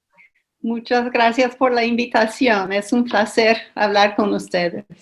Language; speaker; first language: Spanish; non-native, fluent; English